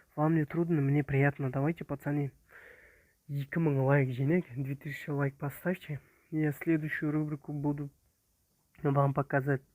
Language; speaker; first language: Russian; non-native, local second language; Kazakh